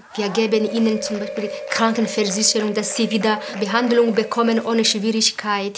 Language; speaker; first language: German; non-native, learner; Kinyarwanda